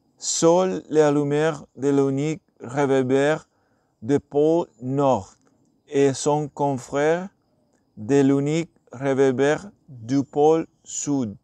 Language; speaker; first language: French; non-native, learner; Spanish